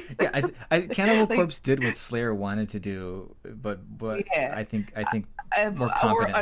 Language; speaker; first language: English; native; English